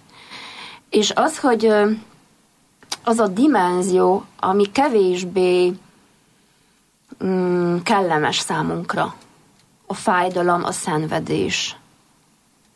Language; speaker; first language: Hungarian; non-native, fluent; Polish